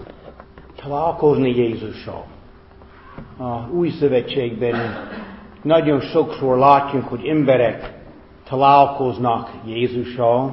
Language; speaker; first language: Hungarian; non-native, fluent; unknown